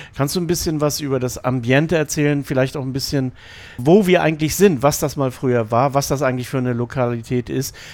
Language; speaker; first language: German; native; German